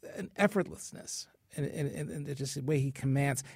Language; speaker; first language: English; native; English